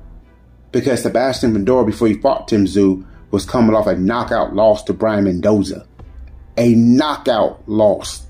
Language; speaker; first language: English; native; English